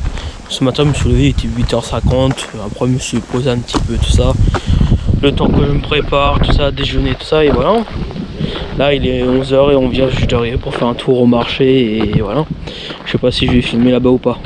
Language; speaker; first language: French; native; French